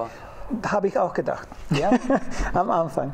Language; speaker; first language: German; non-native, fluent; Spanish